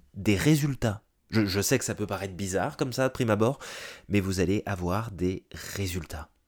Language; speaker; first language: French; native; French